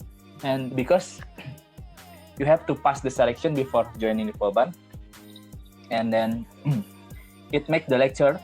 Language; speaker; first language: English; non-native, fluent; Indonesian